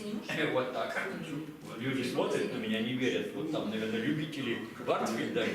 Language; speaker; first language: Russian; native; Russian